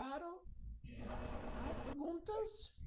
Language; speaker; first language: Portuguese; non-native, learner; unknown